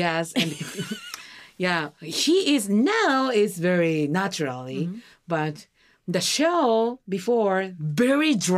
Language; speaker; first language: English; non-native, learner; Japanese